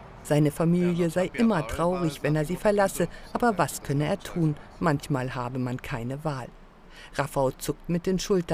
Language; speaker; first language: German; native; German